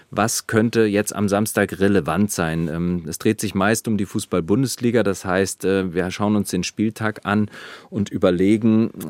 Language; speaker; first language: German; native; German